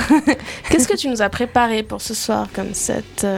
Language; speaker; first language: French; native; French